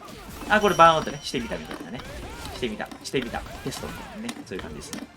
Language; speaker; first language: Japanese; native; Japanese